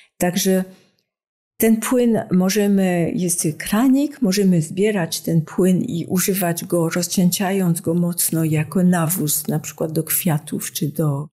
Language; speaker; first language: Polish; non-native, fluent; French